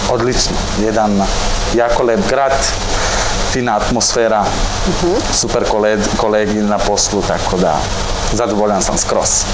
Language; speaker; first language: Bosnian; non-native, fluent; Slovak